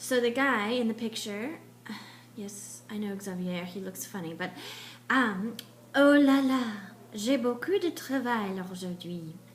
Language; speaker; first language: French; non-native, fluent; English